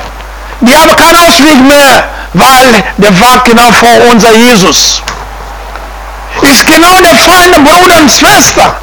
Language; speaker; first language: German; non-native, fluent; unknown